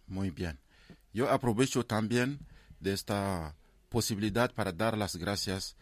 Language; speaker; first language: Spanish; non-native, fluent; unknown